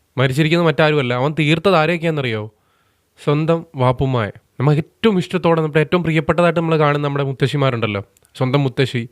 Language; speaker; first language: Malayalam; native; Malayalam